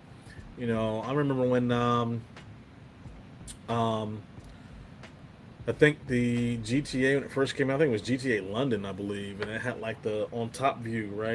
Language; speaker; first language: English; native; English